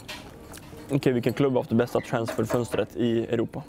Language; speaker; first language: Swedish; native; Swedish